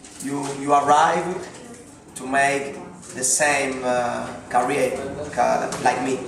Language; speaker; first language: English; non-native, learner; Spanish